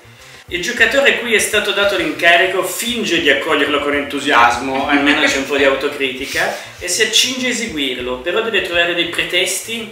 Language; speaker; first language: Italian; native; Italian